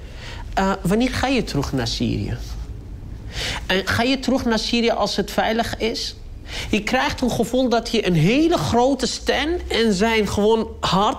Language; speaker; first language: Dutch; non-native, learner; Arabic